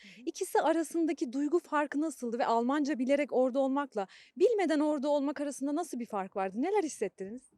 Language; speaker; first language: Turkish; native; Turkish